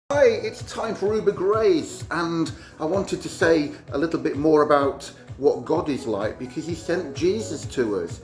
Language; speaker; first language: English; native; English